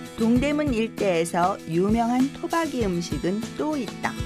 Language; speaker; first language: Korean; native; Korean